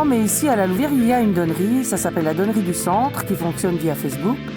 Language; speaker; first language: French; native; French